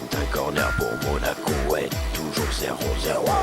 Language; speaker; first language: French; native; French